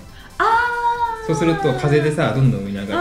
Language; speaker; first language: Japanese; native; Japanese